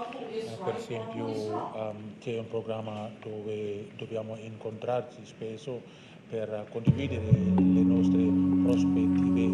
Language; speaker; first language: Italian; non-native, fluent; Indonesian